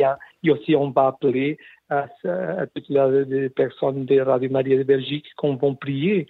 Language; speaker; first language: French; non-native, learner; Portuguese